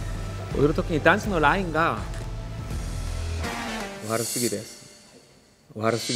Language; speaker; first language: Japanese; non-native, learner; Korean